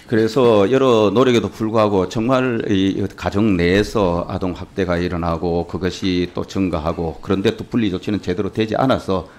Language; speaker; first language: Korean; native; Korean